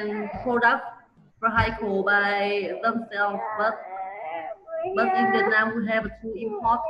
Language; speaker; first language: English; non-native, learner; Vietnamese